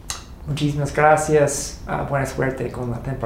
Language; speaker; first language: Spanish; non-native, learner; English